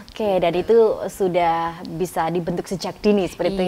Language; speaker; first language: Indonesian; native; Indonesian